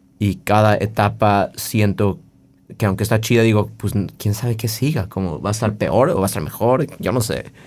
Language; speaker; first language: Spanish; early bilingual, heritage; Spanish